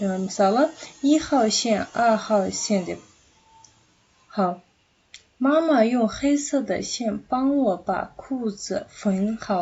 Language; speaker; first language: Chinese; non-native, fluent; Kazakh